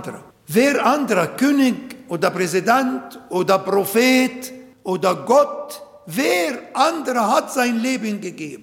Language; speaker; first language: German; non-native, fluent; Arabic